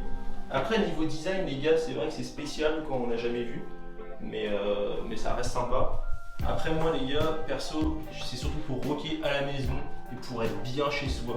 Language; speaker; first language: French; native; French